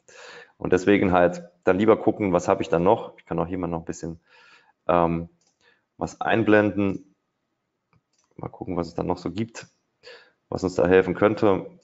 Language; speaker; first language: German; native; German